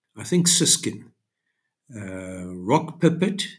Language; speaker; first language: English; native; English